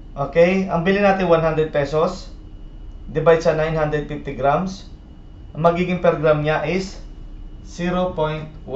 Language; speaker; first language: Filipino; non-native, local second language; Cebuano